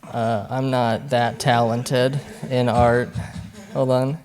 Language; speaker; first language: English; native; English